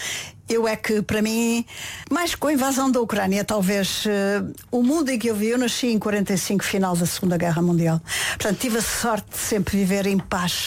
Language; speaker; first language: Portuguese; native; Portuguese